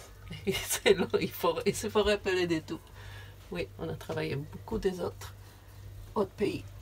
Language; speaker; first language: French; non-native, fluent; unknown